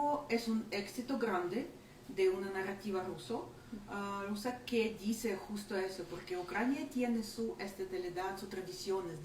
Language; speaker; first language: Spanish; non-native, fluent; Ukrainian